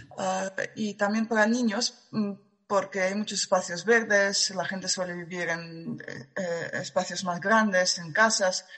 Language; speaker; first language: Spanish; non-native, fluent; Russian